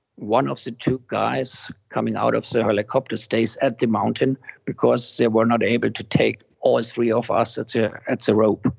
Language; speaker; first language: English; non-native, fluent; German